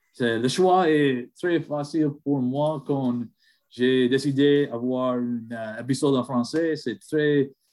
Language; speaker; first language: French; non-native, learner; English